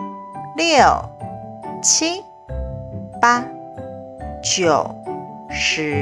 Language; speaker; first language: Chinese; native; Chinese